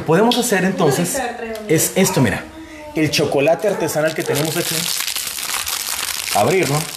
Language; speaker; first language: Spanish; native; Spanish